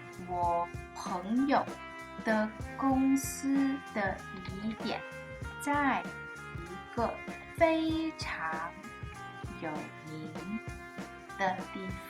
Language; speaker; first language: Chinese; non-native, learner; English